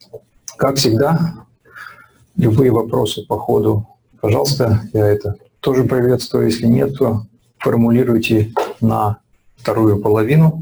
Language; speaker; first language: Russian; native; Russian